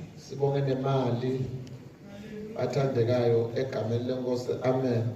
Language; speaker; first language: Zulu; non-native, local second language; Swati